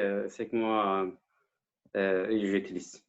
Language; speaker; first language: French; non-native, learner; Kurdish